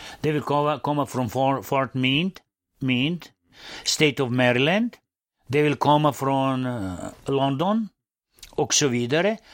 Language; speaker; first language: Swedish; non-native, fluent; Serbian